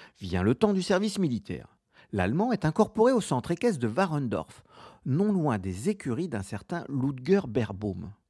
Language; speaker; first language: French; native; French